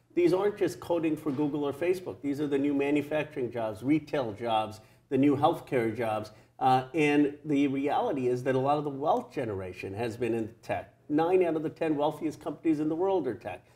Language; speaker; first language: English; native; English